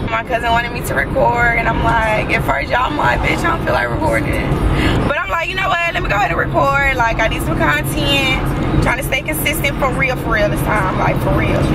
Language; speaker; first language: English; native; English